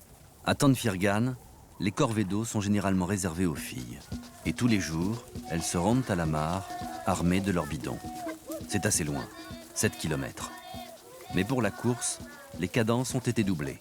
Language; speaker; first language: French; native; French